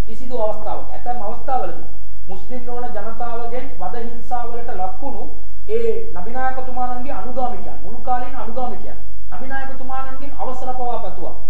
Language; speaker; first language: Sinhala; non-native, local second language; Tamil